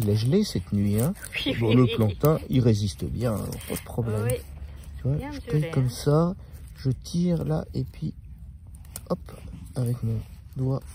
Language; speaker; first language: French; native; French